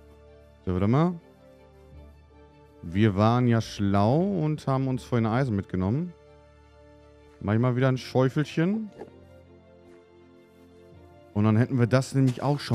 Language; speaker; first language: German; native; German